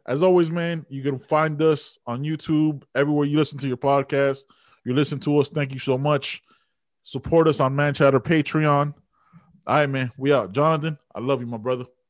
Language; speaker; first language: English; early bilingual, other home language; Spanish